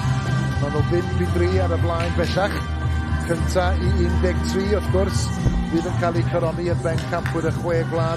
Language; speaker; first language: Welsh; native; Welsh